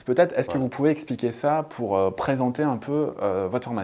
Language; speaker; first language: French; native; French